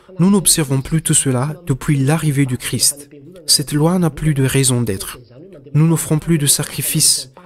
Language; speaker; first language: French; non-native, local second language; Malagasy